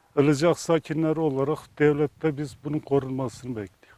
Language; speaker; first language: Turkish; native; Turkish